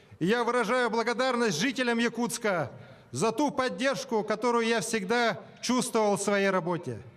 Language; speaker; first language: Russian; native; Russian